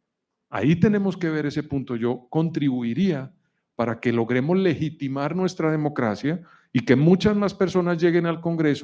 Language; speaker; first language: Spanish; native; Spanish